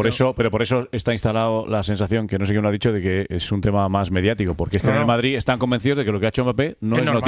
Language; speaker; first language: Spanish; native; Spanish